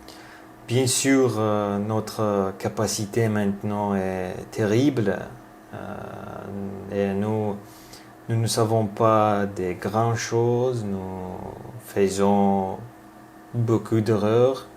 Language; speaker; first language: French; non-native, learner; Russian